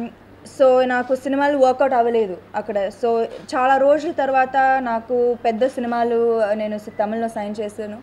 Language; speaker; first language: Telugu; non-native, local second language; Tamil